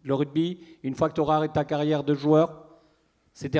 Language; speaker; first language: French; native; French